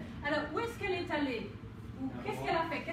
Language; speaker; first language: French; non-native, fluent; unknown